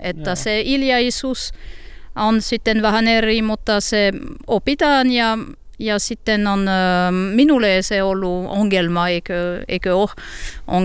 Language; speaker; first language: Finnish; non-native, learner; French